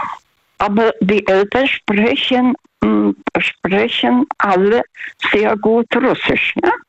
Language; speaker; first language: German; non-native, learner; Russian